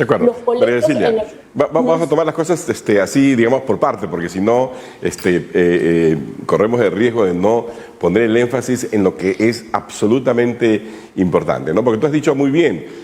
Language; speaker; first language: Spanish; native; Spanish